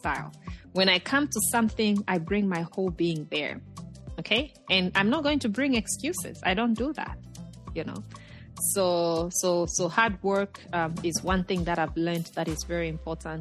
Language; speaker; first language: English; non-native, local second language; Nyanja